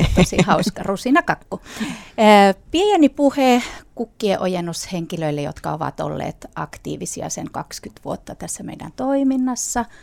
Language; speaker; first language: Finnish; native; Finnish